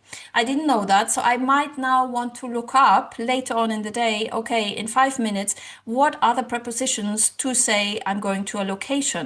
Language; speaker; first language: English; non-native, fluent; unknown